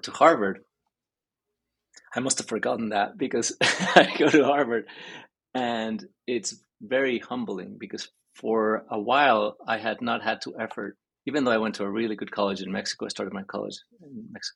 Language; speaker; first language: English; early bilingual, other home language; Spanish